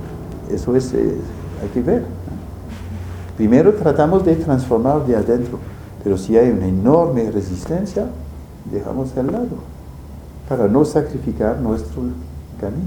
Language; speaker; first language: Spanish; non-native, fluent; French